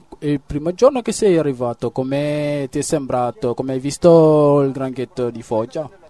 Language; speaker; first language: Italian; non-native, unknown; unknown